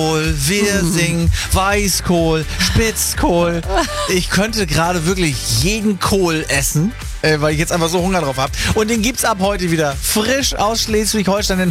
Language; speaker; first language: German; native; German